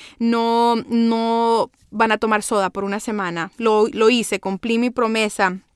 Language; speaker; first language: Spanish; early bilingual, heritage; Spanish